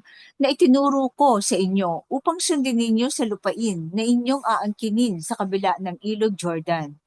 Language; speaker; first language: Filipino; native; Filipino